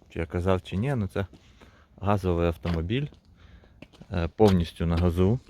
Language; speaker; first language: Ukrainian; non-native, local second language; Russian